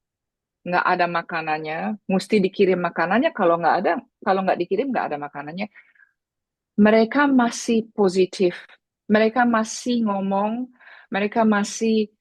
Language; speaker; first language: Indonesian; early bilingual, heritage; Indonesian